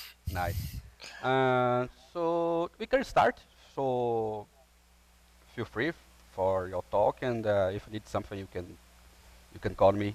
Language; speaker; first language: English; non-native, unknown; Portuguese